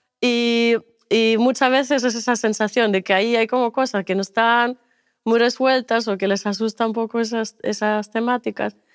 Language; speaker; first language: Spanish; non-native, fluent; German